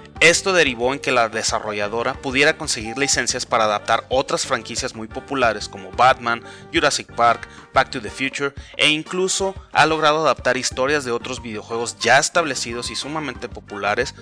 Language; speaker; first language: Spanish; native; Spanish